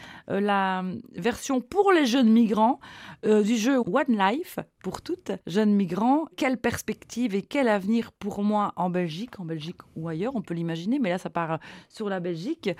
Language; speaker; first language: French; native; French